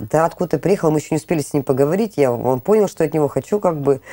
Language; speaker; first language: Russian; native; Russian